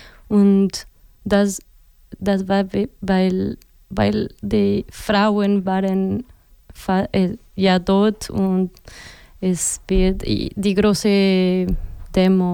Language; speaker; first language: German; non-native, learner; Spanish